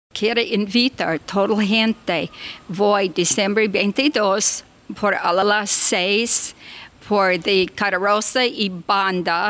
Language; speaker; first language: Spanish; non-native, learner; English